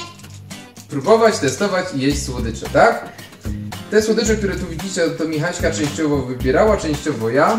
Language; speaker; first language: Polish; native; Polish